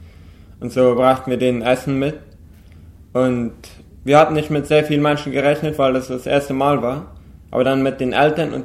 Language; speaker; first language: German; non-native, local second language; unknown